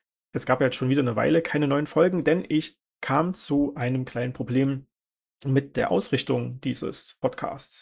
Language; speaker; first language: German; native; German